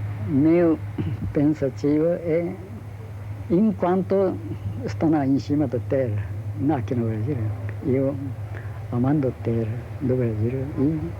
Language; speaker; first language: Portuguese; non-native, learner; Japanese